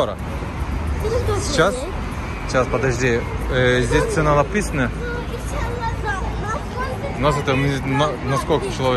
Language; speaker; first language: Russian; non-native, learner; Turkish